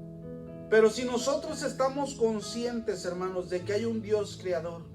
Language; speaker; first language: Spanish; native; Spanish